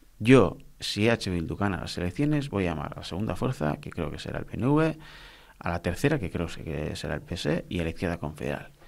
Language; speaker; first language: Spanish; non-native, local second language; Basque